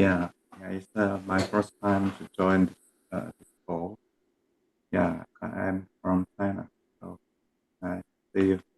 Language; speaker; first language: English; non-native, learner; Chinese